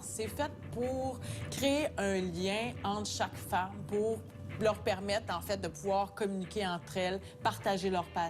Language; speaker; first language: French; native; French